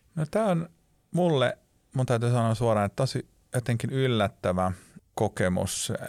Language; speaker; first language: Finnish; non-native, local second language; Swedish